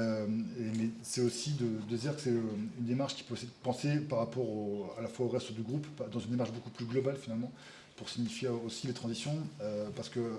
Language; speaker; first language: French; native; French